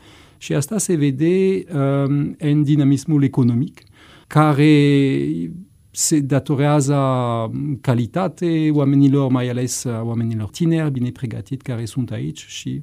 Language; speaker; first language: Romanian; non-native, fluent; French